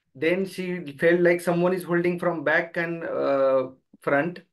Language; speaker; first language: English; non-native, local second language; Marathi